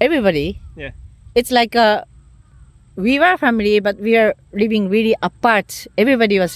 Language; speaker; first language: English; non-native, learner; Japanese